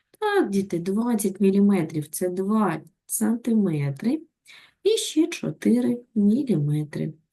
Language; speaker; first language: Ukrainian; native; Ukrainian